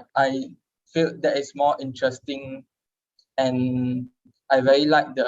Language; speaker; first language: English; non-native, learner; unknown